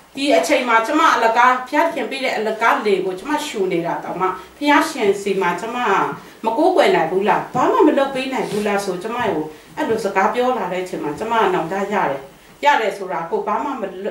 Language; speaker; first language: Burmese; non-native, local second language; Kachin